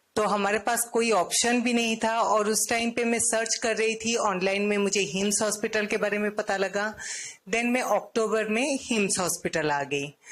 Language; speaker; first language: Hindi; non-native, local second language; Odia